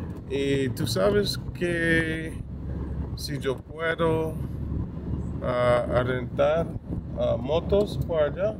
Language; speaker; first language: Spanish; non-native, learner; English